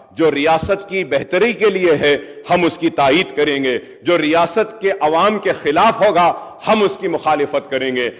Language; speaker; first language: Urdu; native; Urdu